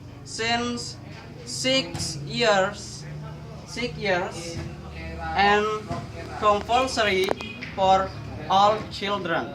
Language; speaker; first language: English; non-native, learner; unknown